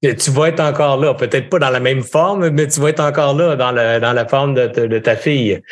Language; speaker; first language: French; native; French